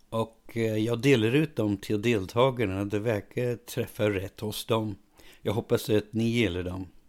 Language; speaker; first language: Swedish; non-native, fluent; English